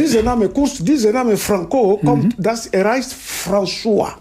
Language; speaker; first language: German; non-native, fluent; Lingala